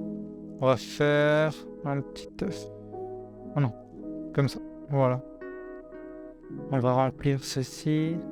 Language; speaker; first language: French; native; French